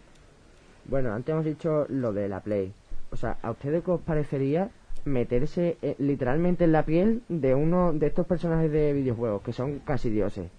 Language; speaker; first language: Spanish; native; Spanish